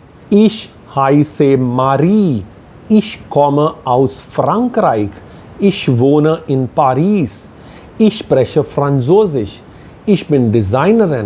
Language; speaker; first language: German; non-native, fluent; Hindi